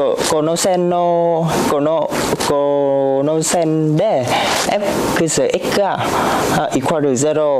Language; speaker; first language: Japanese; non-native, learner; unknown